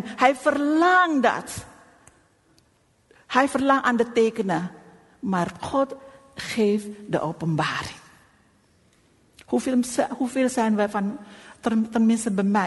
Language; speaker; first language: Dutch; non-native, fluent; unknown